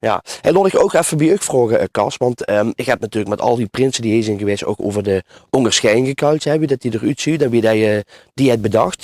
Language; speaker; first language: Dutch; native; Dutch